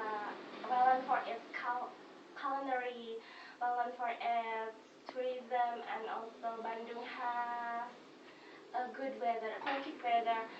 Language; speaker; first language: English; non-native, fluent; Indonesian